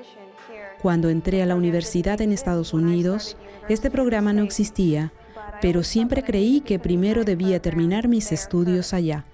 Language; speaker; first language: Spanish; non-native, fluent; English